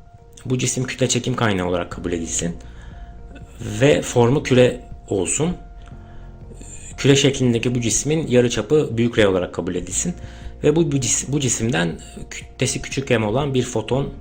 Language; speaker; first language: Turkish; native; Turkish